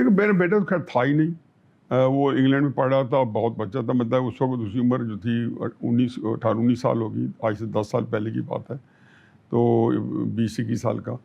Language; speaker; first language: Urdu; non-native, local second language; Punjabi